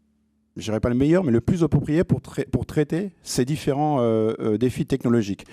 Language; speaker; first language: French; native; French